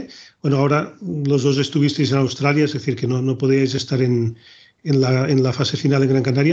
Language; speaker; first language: Spanish; native; Spanish